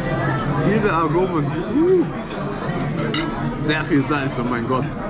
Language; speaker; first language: German; native; German